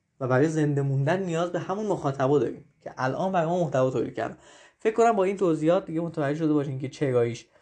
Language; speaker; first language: Persian; native; Persian